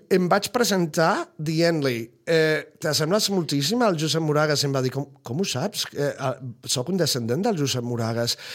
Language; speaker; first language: Catalan; non-native, fluent; Spanish